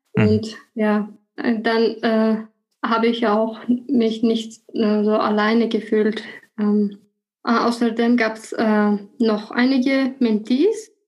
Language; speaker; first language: German; non-native, fluent; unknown